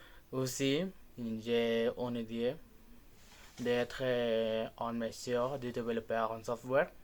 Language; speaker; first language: French; non-native, learner; Spanish